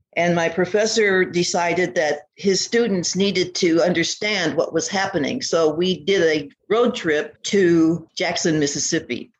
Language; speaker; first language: English; native; English